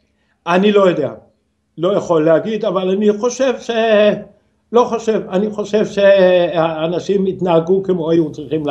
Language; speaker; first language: Hebrew; non-native, fluent; Danish